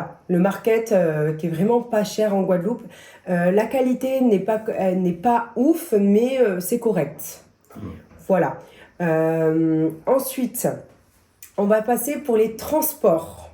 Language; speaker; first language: French; native; French